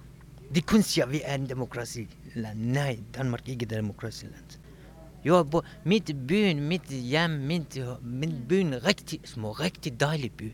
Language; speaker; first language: Danish; non-native, learner; Kurdish